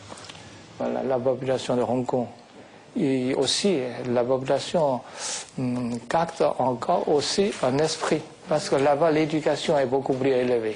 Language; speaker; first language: French; non-native, fluent; Chinese